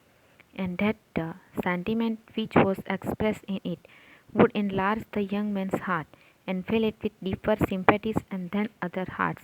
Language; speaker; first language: English; non-native, local second language; Gujarati